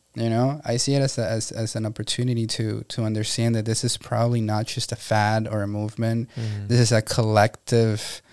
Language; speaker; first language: English; non-native, fluent; Spanish